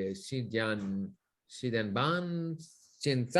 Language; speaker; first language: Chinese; non-native, learner; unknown